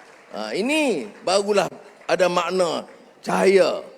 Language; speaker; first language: Malay; native; Malay